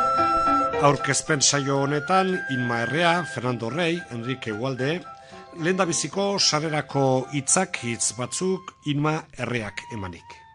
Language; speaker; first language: Basque; native; Basque